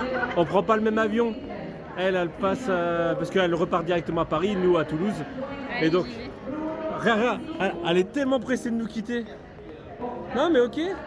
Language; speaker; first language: French; native; French